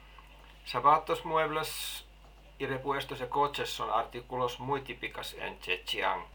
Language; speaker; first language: Spanish; non-native, learner; Finnish